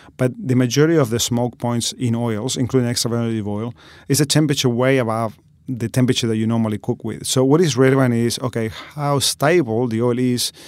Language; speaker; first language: English; non-native, fluent; Spanish